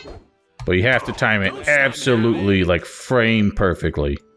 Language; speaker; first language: English; native; English